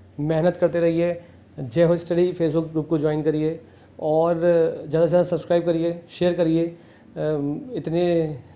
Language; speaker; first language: Hindi; native; Hindi